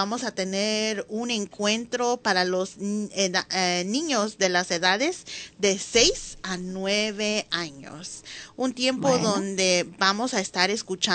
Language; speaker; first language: Spanish; early bilingual, heritage; Spanish